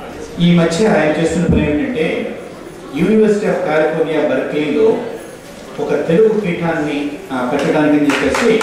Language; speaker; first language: Telugu; native; Telugu